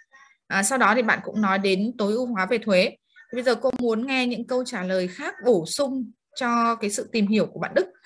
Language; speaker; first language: Vietnamese; native; Vietnamese